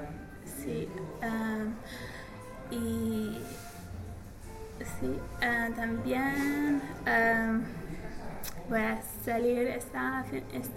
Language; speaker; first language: Spanish; non-native, learner; English